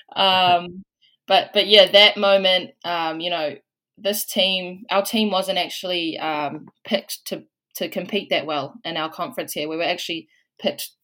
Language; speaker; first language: English; native; English